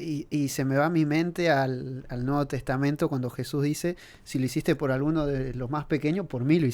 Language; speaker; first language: Spanish; native; Spanish